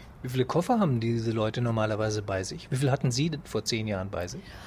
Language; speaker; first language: German; native; German